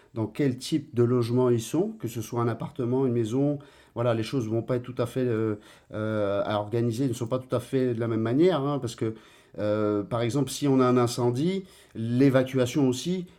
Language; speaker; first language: French; native; French